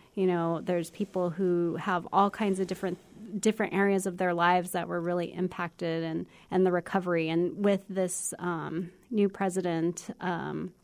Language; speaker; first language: English; native; English